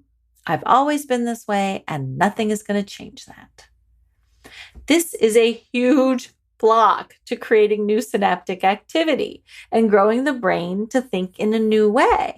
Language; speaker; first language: English; native; English